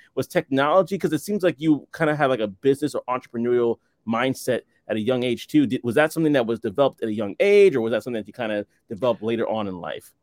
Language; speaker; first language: English; native; English